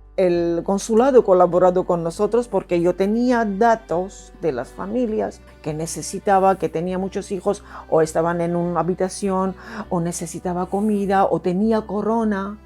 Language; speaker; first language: Spanish; non-native, fluent; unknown